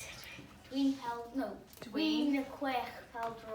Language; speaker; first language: Welsh; non-native, local second language; English